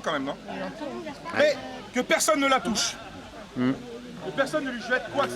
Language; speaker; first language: French; native; French